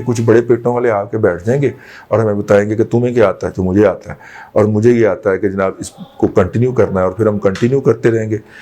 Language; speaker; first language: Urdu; non-native, local second language; Punjabi